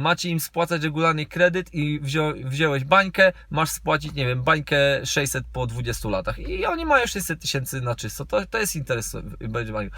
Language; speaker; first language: Polish; native; Polish